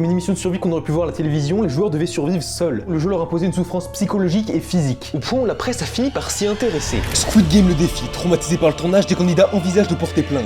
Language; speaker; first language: French; native; French